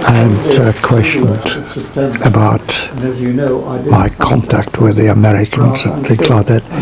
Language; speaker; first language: English; non-native, fluent; Czech